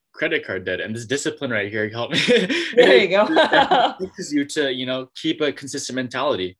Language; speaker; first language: English; native; English